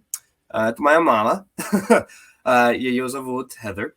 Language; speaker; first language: Russian; non-native, learner; English